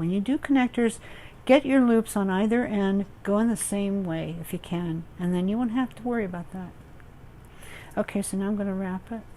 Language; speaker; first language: English; native; English